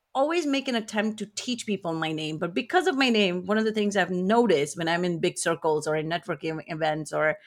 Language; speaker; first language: English; non-native, local second language; Gujarati